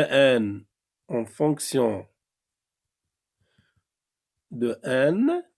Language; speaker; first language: French; non-native, local second language; Arabic